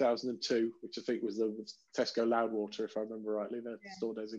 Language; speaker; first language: English; native; English